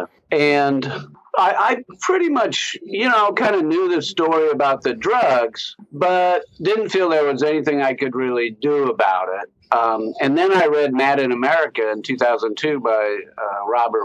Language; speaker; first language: English; native; English